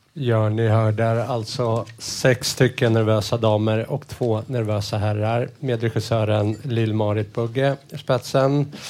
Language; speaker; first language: Swedish; native; Swedish